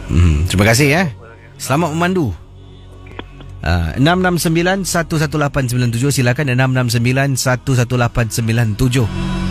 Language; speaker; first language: Malay; native; Malay